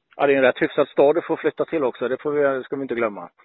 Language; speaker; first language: Swedish; native; Swedish